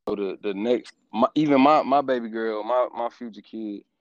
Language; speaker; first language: English; native; English